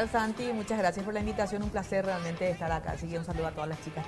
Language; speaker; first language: Spanish; native; Spanish